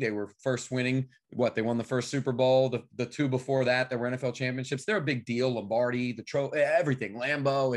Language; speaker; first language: English; native; English